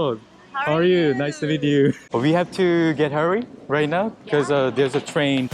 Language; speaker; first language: English; non-native, fluent; Korean